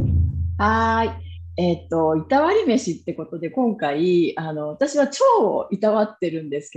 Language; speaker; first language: Japanese; native; Japanese